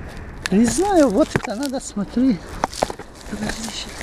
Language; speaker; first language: Russian; non-native, learner; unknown